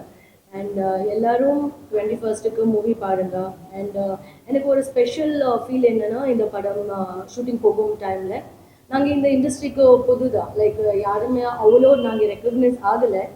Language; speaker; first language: Tamil; non-native, learner; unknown